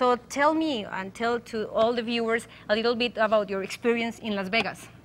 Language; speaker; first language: English; native; English